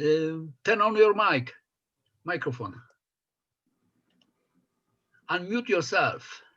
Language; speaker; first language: English; non-native, fluent; Polish